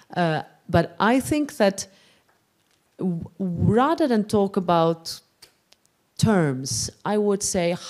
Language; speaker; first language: English; non-native, local second language; Maltese